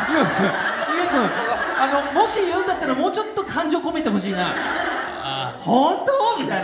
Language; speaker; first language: Japanese; native; Japanese